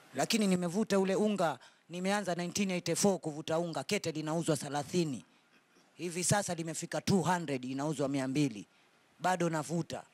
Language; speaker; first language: Swahili; native; Swahili